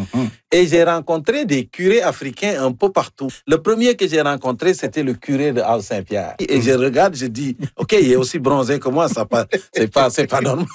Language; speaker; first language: French; native; French